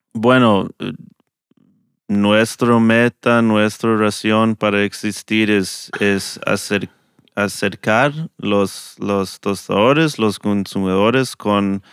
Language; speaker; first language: Spanish; non-native, fluent; English